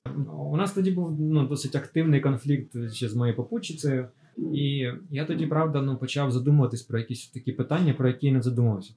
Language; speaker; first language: Ukrainian; native; Ukrainian